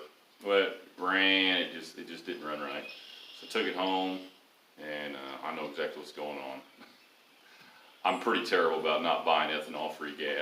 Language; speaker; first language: English; native; English